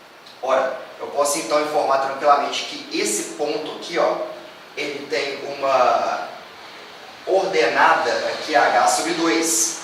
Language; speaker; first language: Portuguese; native; Portuguese